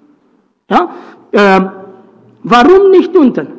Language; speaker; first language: German; non-native, fluent; Romanian